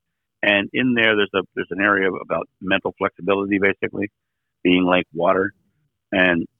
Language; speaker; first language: English; native; English